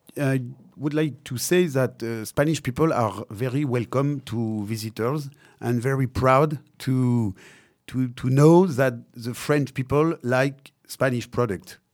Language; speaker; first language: English; non-native, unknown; French